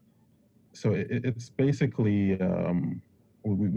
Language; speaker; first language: English; non-native, fluent; Papiamento